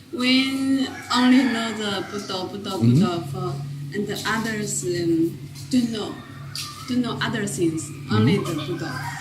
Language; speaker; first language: English; non-native, learner; Chinese